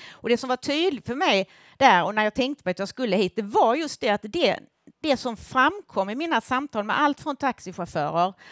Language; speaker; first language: Swedish; native; Swedish